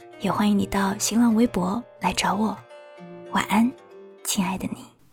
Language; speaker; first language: Chinese; native; Chinese